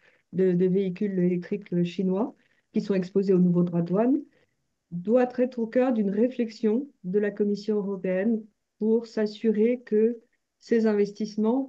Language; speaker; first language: French; native; French